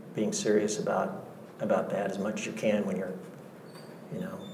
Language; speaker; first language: English; native; English